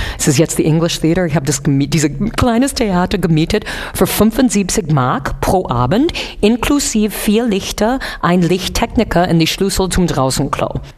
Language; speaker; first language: German; non-native, fluent; English